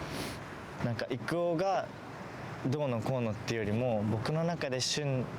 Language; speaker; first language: Japanese; native; Japanese